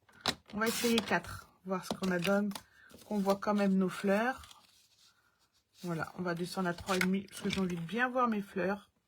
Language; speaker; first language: French; native; French